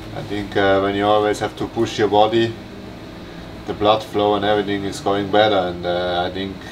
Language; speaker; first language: English; non-native, fluent; German